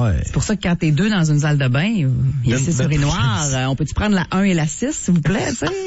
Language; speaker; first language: French; native; French